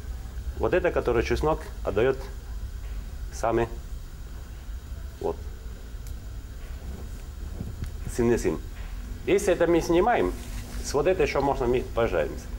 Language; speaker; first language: Russian; non-native, learner; Italian